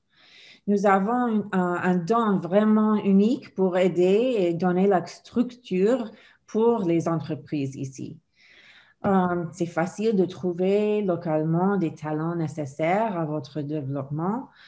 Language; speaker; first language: French; non-native, fluent; English